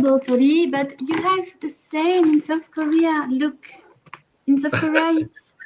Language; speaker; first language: English; non-native, learner; French